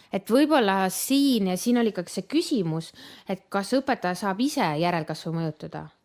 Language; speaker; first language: Estonian; native; Estonian